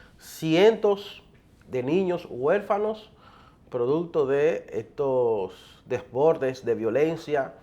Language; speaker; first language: Spanish; native; Spanish